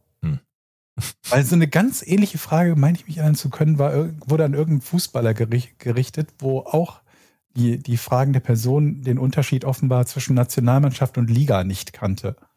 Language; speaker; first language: German; native; German